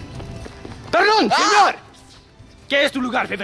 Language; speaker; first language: Spanish; non-native, learner; English